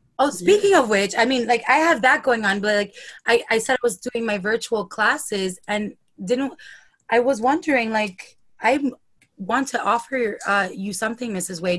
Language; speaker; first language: English; early bilingual, other home language; Spanish